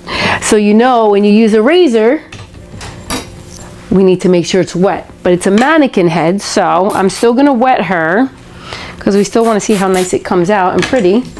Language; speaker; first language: English; native; English